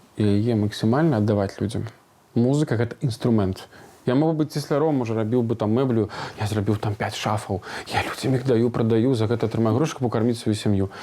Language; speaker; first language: Belarusian; non-native, local second language; Russian